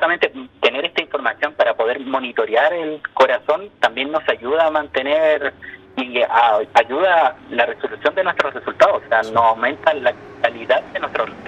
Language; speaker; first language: Spanish; native; Spanish